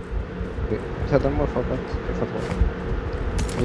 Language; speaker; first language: French; native; French